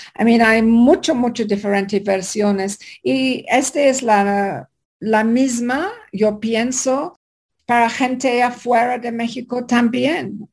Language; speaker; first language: Spanish; non-native, learner; English